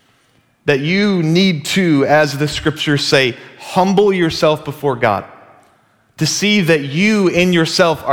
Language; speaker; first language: English; native; English